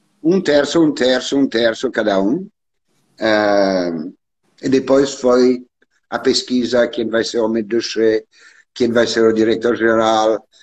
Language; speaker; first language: Portuguese; non-native, learner; French